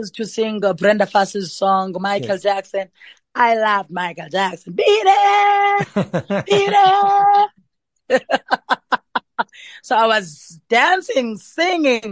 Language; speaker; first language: English; non-native, local second language; Xhosa